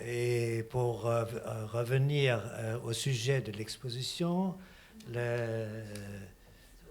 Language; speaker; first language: French; non-native, fluent; German